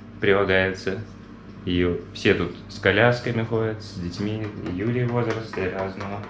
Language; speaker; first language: Russian; native; Russian